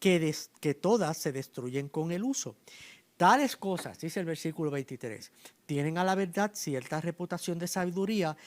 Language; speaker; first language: Spanish; native; Spanish